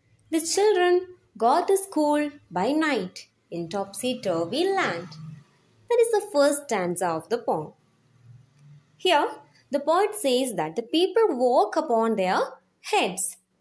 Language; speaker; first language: English; non-native, local second language; Malayalam